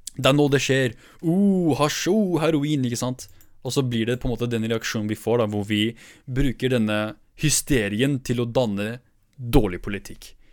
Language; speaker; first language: Norwegian; early bilingual, other home language; Kurdish